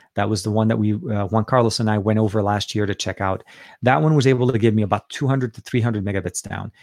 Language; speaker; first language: English; non-native, fluent; Arabic